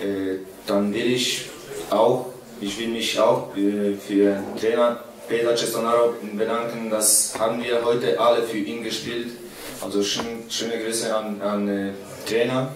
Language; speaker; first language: German; non-native, fluent; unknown